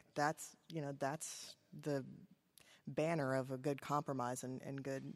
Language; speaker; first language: English; native; English